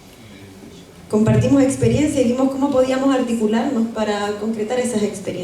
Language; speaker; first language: Spanish; native; Spanish